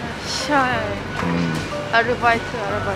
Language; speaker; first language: Korean; non-native, learner; Thai